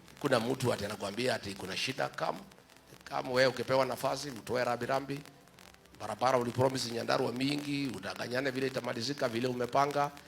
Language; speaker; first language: Swahili; non-native, local second language; Kikuyu